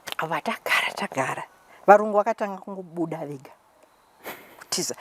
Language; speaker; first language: Shona; native; Shona